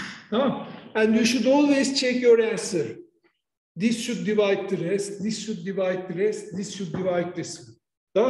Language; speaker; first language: English; non-native, fluent; Turkish